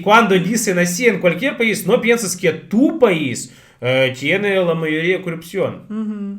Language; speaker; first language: Spanish; non-native, fluent; Russian